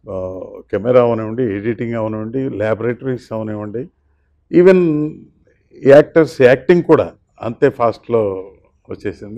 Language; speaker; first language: Telugu; native; Telugu